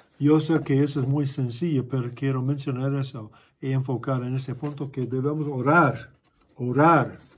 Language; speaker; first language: Spanish; non-native, fluent; English